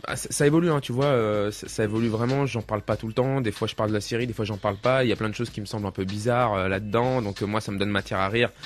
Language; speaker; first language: French; native; French